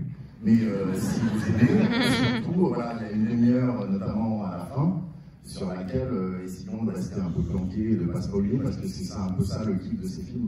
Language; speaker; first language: French; native; French